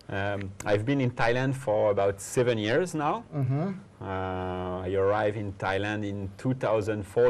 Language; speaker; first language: English; non-native, fluent; French